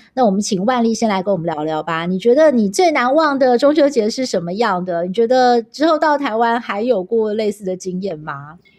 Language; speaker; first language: Chinese; native; Chinese